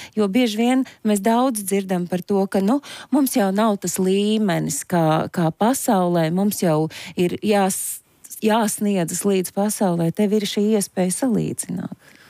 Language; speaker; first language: Latvian; native; Latvian